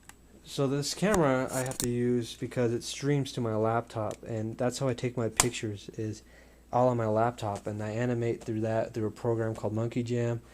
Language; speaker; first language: English; native; English